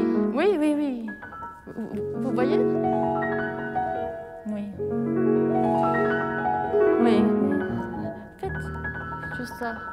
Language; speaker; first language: French; non-native, fluent; Japanese